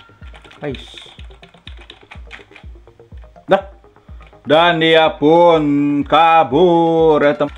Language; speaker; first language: Indonesian; native; Indonesian